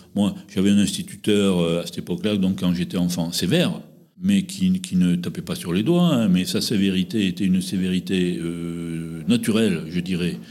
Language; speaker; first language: French; native; French